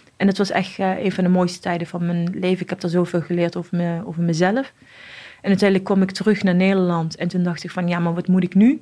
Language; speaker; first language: Dutch; early bilingual, other home language; Arabic